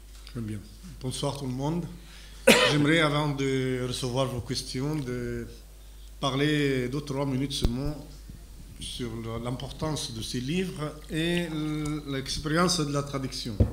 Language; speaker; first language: French; non-native, fluent; Arabic